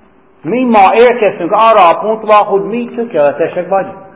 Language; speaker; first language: Hungarian; non-native, fluent; English